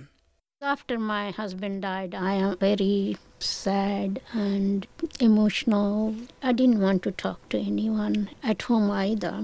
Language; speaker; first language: English; non-native, learner; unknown